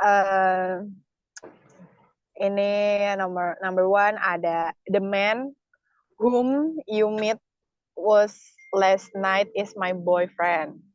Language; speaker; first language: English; non-native, learner; Indonesian